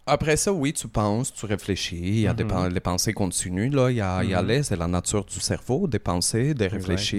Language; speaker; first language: French; native; French